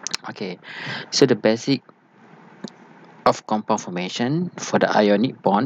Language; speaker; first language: English; non-native, local second language; Malay